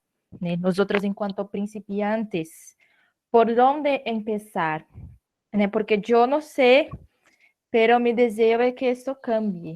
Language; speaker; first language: Spanish; non-native, learner; Portuguese